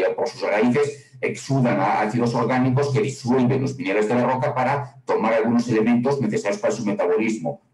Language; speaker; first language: Spanish; native; Spanish